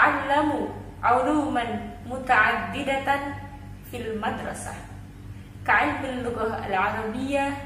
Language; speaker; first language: Arabic; non-native, learner; Indonesian